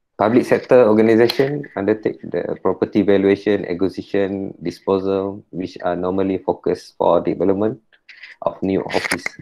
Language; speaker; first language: English; non-native, local second language; Malay